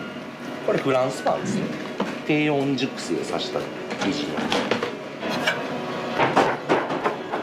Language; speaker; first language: Japanese; native; Japanese